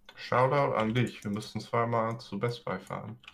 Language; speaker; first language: German; non-native, fluent; English